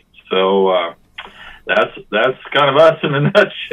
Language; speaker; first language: English; native; English